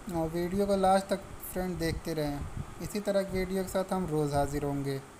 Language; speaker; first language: Hindi; native; Hindi